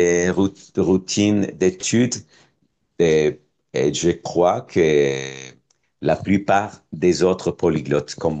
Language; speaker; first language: French; non-native, fluent; Spanish